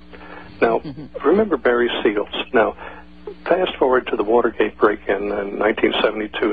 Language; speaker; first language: English; native; English